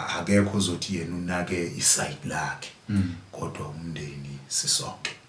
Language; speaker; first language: Zulu; native; Zulu